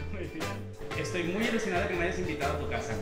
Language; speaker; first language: Spanish; native; Spanish